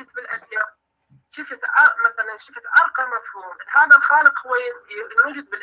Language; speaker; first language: Arabic; native; Arabic